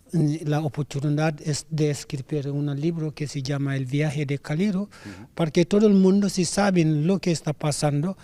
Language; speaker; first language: Spanish; non-native, learner; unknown